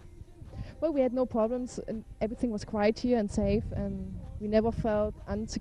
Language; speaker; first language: English; non-native, fluent; German